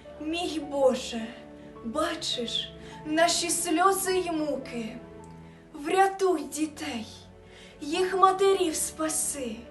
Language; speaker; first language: Ukrainian; native; Ukrainian